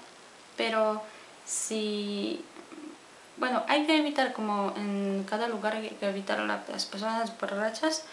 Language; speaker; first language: Spanish; non-native, fluent; Polish